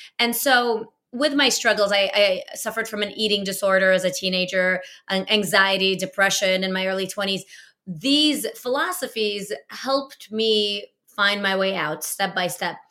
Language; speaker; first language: English; early bilingual, other home language; Russian